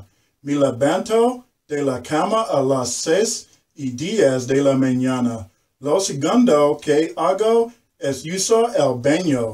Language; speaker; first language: Spanish; non-native, learner; English